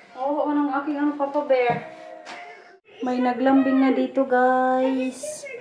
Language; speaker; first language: Filipino; non-native, local second language; Waray